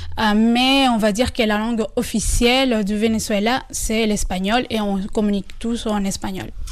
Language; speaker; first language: French; non-native, fluent; Spanish